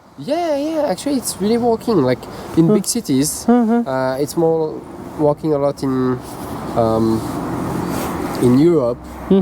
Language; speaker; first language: English; non-native, fluent; French